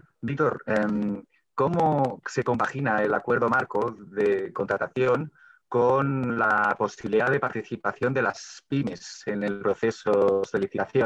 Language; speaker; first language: Spanish; native; Spanish